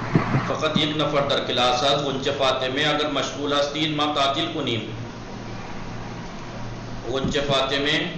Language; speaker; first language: Persian; non-native, fluent; Urdu